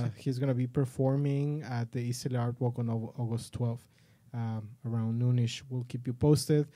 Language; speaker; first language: English; early bilingual, other home language; Spanish